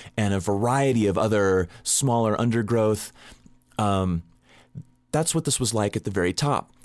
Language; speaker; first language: English; native; English